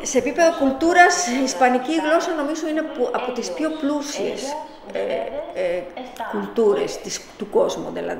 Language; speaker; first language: Greek; non-native, fluent; Spanish